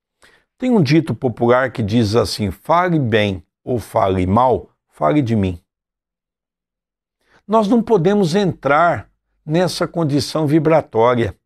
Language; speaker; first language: Portuguese; native; Portuguese